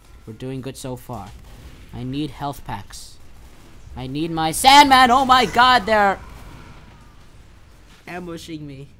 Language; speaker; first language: English; native; English